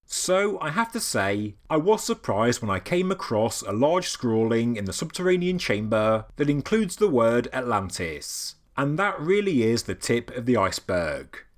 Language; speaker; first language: English; native; English